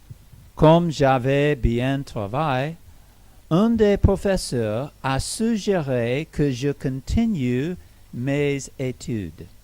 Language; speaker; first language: French; non-native, learner; English